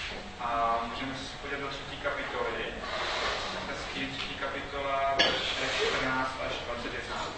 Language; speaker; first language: Czech; non-native, fluent; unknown